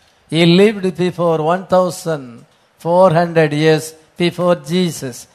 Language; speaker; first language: English; non-native, local second language; Tamil